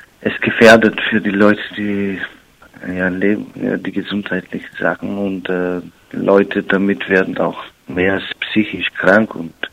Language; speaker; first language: German; non-native, learner; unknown